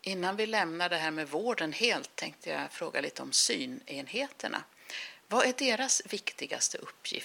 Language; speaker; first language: Swedish; native; Swedish